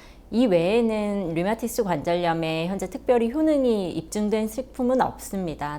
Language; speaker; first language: Korean; native; Korean